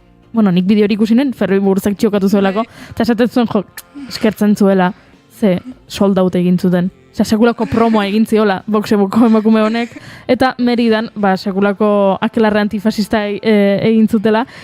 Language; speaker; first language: Basque; native; Basque